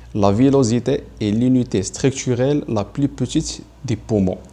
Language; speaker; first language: French; non-native, local second language; Arabic